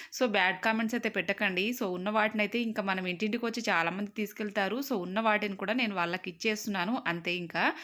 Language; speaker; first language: Telugu; native; Telugu